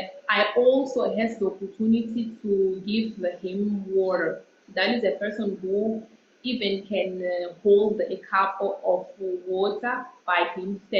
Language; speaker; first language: English; non-native, learner; Portuguese